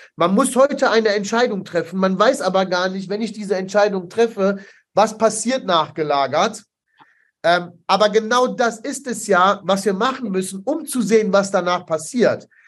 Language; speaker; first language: German; early bilingual, other home language; Italian